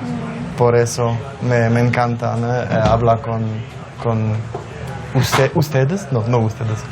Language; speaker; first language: Spanish; non-native, learner; Polish